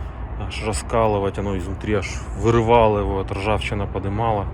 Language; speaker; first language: Russian; native; Russian